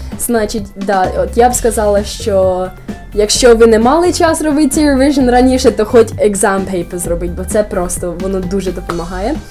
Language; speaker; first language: Ukrainian; early bilingual, heritage; Ukrainian